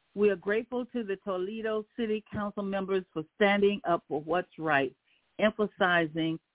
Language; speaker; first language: English; native; English